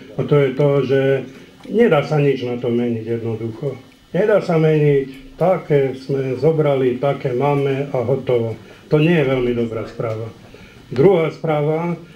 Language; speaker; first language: Slovak; native; Slovak